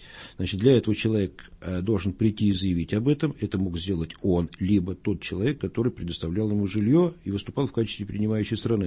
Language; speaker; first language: Russian; native; Russian